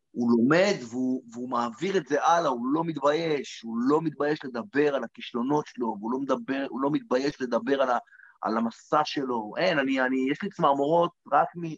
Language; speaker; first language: Hebrew; native; Hebrew